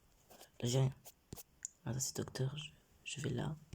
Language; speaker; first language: French; native; French